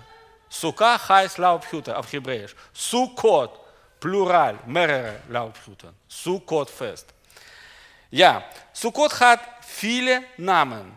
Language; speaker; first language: German; non-native, learner; Russian